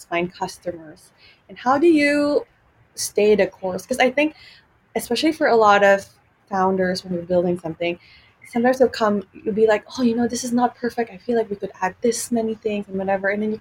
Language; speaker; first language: English; non-native, local second language; Filipino